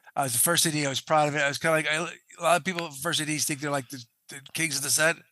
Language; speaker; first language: English; native; English